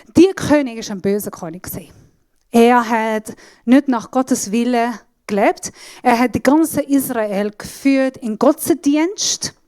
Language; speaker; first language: German; non-native, fluent; Assyrian Neo-Aramaic